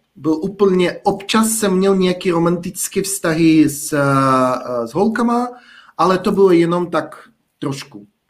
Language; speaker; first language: Czech; non-native, fluent; Russian